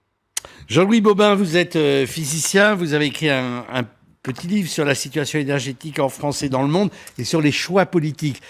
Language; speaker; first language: French; native; French